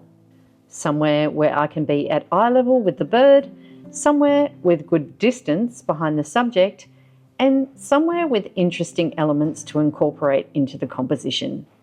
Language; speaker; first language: English; native; English